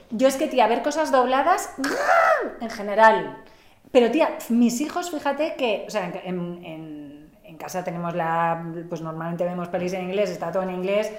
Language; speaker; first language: Spanish; native; Spanish